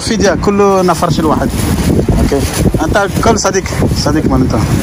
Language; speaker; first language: Arabic; non-native, learner; French